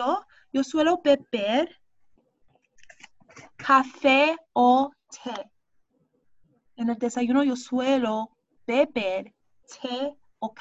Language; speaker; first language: Spanish; non-native, fluent; English